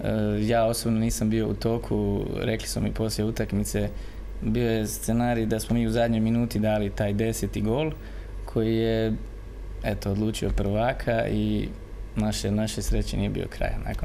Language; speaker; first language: Croatian; native; Croatian